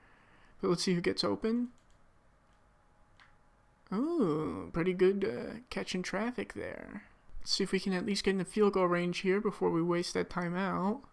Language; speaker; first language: English; native; English